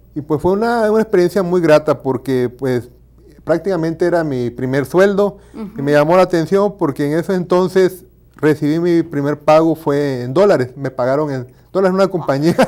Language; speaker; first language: Spanish; native; Spanish